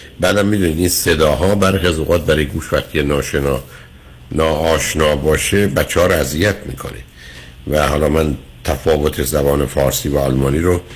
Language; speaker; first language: Persian; native; Persian